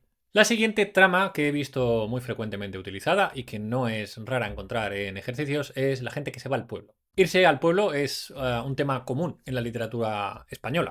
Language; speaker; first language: Spanish; native; Spanish